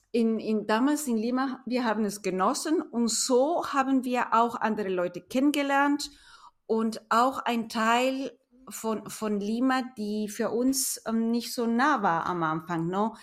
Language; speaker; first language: German; non-native, fluent; Spanish